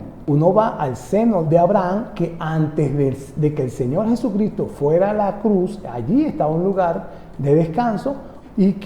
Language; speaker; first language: Spanish; native; Spanish